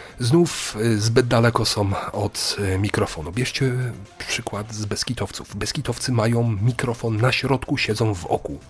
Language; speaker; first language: Polish; native; Polish